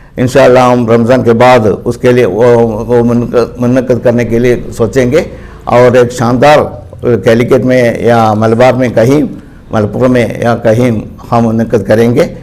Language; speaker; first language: Urdu; non-native, local second language; Malayalam